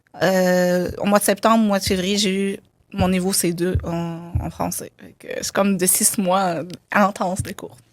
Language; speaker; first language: French; non-native, local second language; Arabic